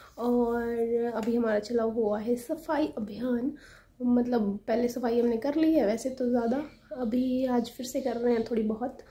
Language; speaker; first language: Hindi; native; Hindi